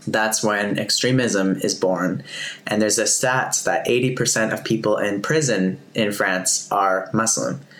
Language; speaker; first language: English; native; English